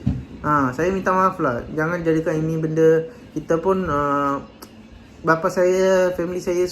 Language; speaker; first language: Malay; non-native, local second language; Tamil